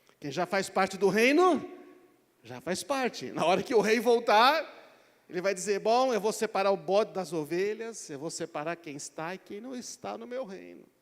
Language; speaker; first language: Portuguese; native; Portuguese